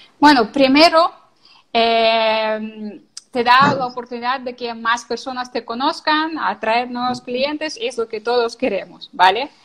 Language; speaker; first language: Spanish; non-native, fluent; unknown